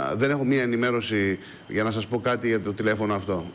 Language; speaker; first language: Greek; native; Greek